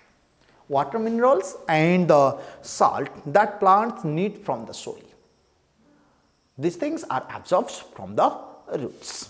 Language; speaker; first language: English; non-native, local second language; Nepali